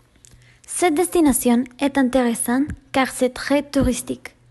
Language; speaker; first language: French; non-native, learner; Spanish